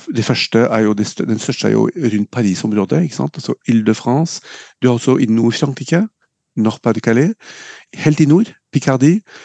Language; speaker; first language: Norwegian; non-native, fluent; French